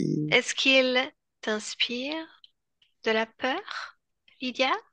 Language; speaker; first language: French; native; French